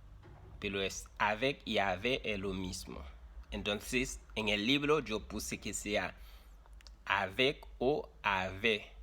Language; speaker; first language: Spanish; non-native, fluent; Haitian Creole